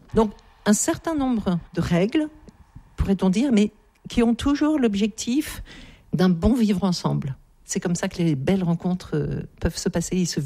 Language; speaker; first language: French; native; French